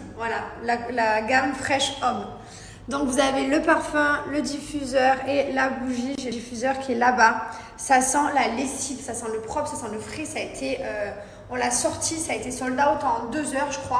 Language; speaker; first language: French; native; French